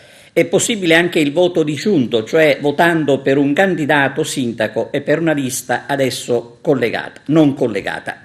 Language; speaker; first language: Italian; native; Italian